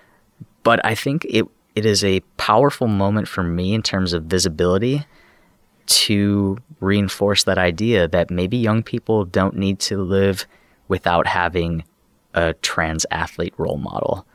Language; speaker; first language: English; native; English